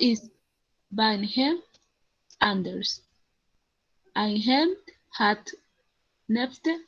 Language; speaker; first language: German; non-native, learner; Spanish